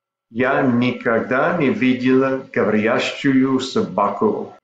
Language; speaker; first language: Russian; non-native, learner; English